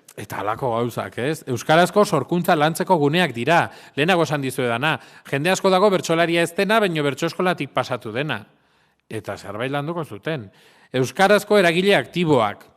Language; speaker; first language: Basque; non-native, local second language; Spanish